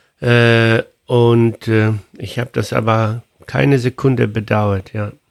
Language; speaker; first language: German; non-native, fluent; Polish